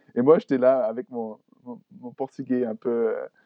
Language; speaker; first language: French; non-native, fluent; German